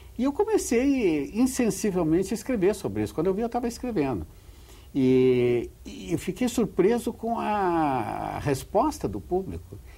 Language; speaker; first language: Portuguese; native; Portuguese